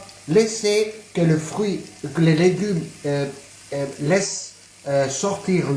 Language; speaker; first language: French; non-native, fluent; Spanish